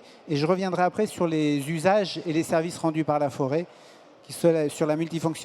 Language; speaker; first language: French; native; French